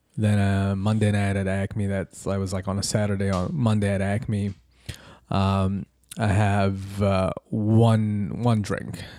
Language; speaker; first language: English; early bilingual, other home language; Arabic